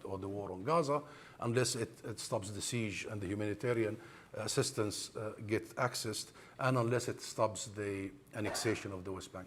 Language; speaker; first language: English; non-native, fluent; Arabic